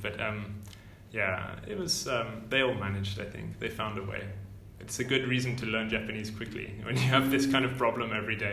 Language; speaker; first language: English; native; English